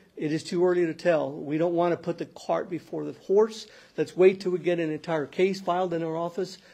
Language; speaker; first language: English; early bilingual, other home language; Spanish